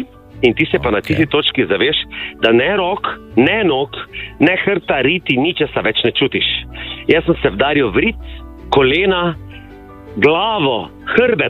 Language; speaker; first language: Slovenian; native; Slovenian